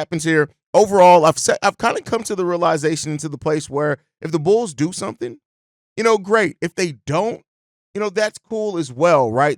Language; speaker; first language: English; native; English